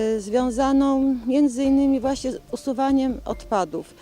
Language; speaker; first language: Polish; native; Polish